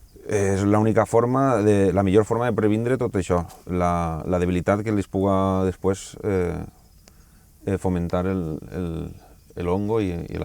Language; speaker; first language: Catalan; native; Catalan